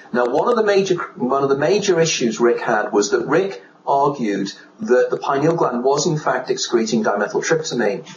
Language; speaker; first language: English; native; English